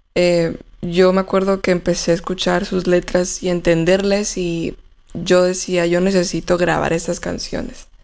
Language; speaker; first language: Spanish; native; Spanish